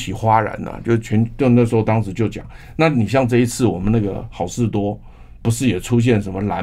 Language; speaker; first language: Chinese; native; Chinese